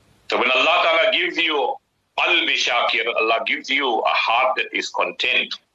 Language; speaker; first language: English; native; English